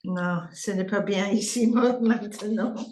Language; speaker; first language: French; non-native, learner; English